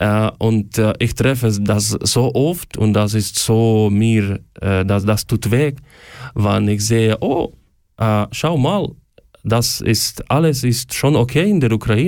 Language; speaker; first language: German; non-native, learner; Ukrainian